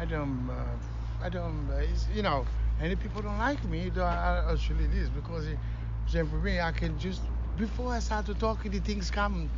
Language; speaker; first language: English; non-native, learner; Kabuverdianu